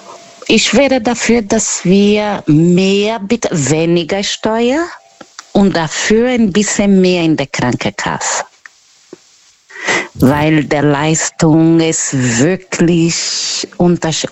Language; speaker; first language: German; non-native, learner; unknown